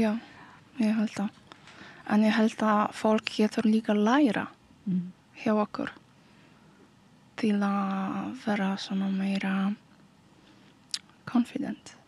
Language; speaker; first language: Icelandic; non-native, learner; Polish